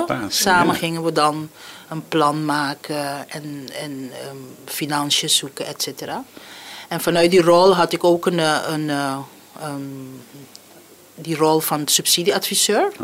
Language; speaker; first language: Dutch; non-native, local second language; Papiamento